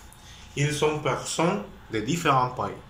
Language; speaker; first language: French; non-native, learner; Spanish